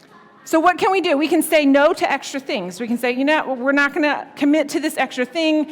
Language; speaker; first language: English; native; English